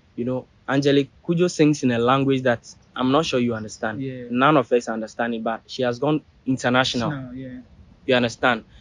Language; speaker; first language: English; non-native, local second language; Ewe